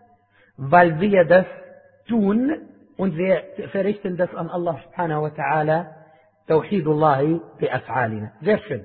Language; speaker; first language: German; non-native, fluent; Arabic